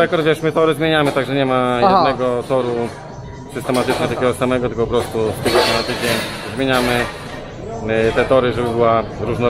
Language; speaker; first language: Polish; native; Polish